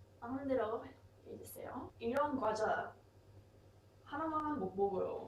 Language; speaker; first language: Korean; non-native, learner; English